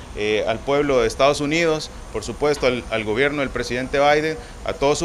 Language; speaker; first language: Spanish; native; Spanish